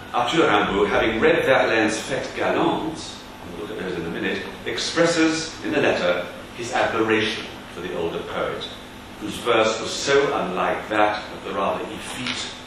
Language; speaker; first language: English; native; English